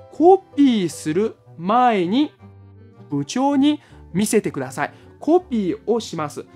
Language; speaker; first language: Japanese; non-native, fluent; Chinese